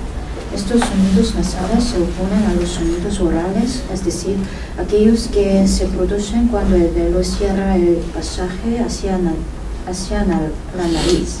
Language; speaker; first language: Spanish; non-native, learner; Korean